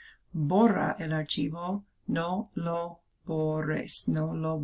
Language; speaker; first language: Spanish; non-native, fluent; English